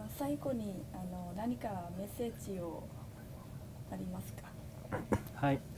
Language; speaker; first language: Japanese; non-native, fluent; Thai